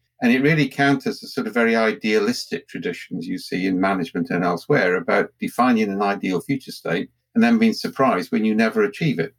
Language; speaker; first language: English; native; English